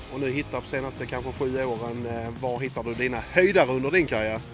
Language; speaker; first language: Swedish; native; Swedish